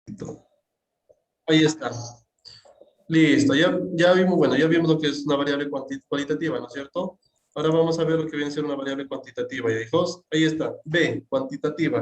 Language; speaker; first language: Spanish; native; Spanish